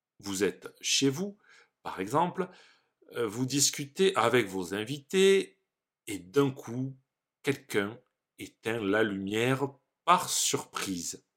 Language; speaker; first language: French; native; French